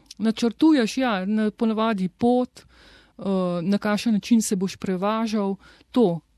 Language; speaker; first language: Slovenian; native; Slovenian